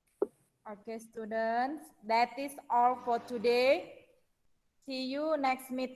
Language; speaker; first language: English; non-native, learner; Indonesian